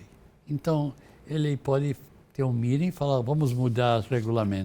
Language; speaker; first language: Portuguese; non-native, fluent; English